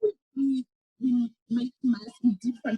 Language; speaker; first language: English; non-native, fluent; Portuguese